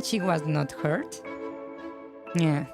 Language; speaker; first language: English; non-native, fluent; Spanish